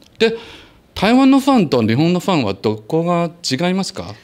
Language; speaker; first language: Japanese; non-native, learner; Chinese